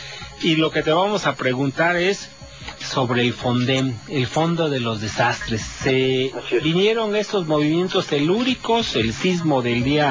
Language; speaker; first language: Spanish; native; Spanish